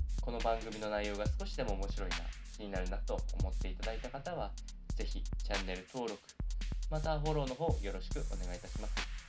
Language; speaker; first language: Japanese; native; Japanese